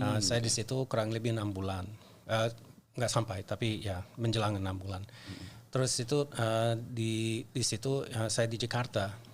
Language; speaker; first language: Indonesian; non-native, fluent; English